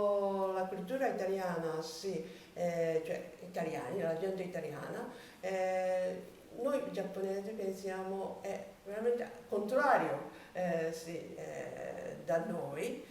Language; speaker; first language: Italian; non-native, learner; Japanese